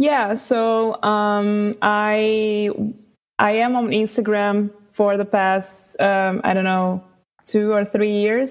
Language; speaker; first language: English; non-native, fluent; Portuguese